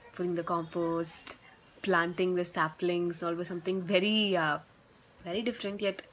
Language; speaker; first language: English; non-native, local second language; Tamil